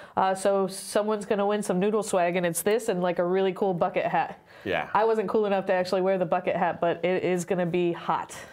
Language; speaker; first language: English; native; English